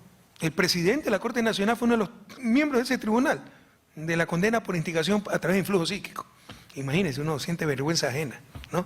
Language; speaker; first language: Spanish; native; Spanish